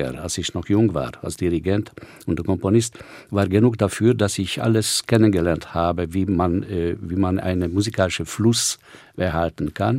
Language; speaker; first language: German; non-native, fluent; Hungarian